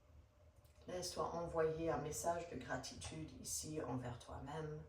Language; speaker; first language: French; non-native, fluent; English